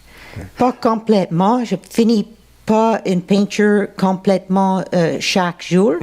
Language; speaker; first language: French; non-native, local second language; English